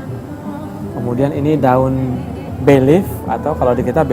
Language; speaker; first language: Indonesian; native; Indonesian